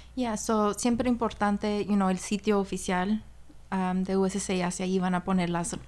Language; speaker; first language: Spanish; early bilingual, heritage; Spanish